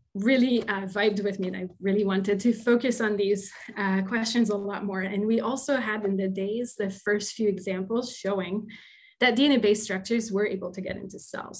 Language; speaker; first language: English; non-native, fluent; French